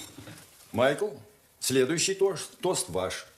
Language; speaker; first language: Russian; native; Russian